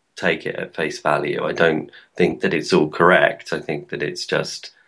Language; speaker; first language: English; native; English